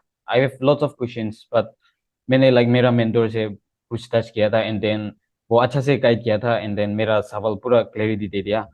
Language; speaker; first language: Hindi; non-native, local second language; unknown